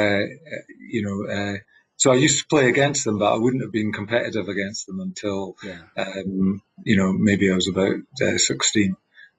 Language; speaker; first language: English; native; English